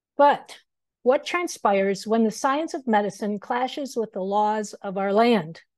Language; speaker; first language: English; native; English